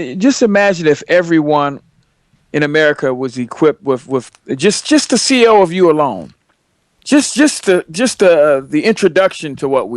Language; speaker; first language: English; native; English